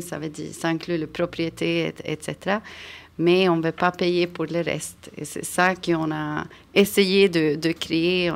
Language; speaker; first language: French; non-native, fluent; Swedish